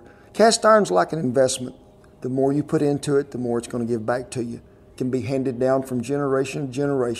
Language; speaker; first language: English; native; English